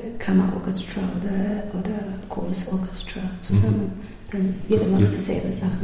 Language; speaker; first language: German; non-native, learner; Chinese